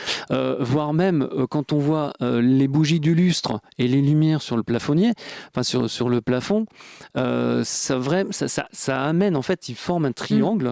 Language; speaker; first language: French; native; French